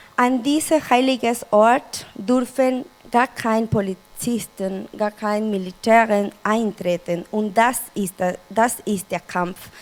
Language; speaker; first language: German; non-native, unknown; Spanish